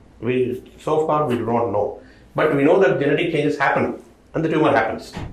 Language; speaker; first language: English; non-native, local second language; Telugu